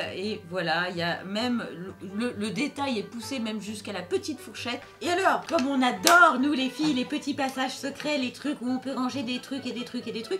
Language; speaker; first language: French; native; French